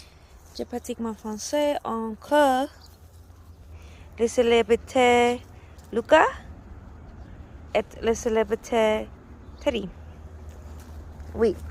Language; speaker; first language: French; non-native, learner; Spanish